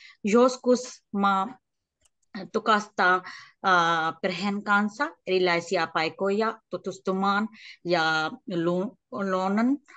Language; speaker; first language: Finnish; non-native, fluent; Polish